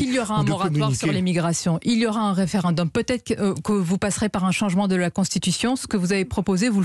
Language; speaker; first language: French; native; French